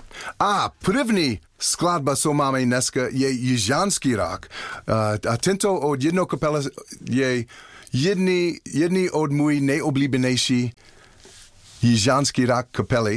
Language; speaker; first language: Czech; non-native, learner; English